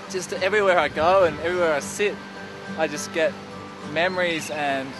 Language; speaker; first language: English; native; English